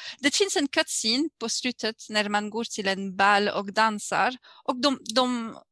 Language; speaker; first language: Swedish; non-native, fluent; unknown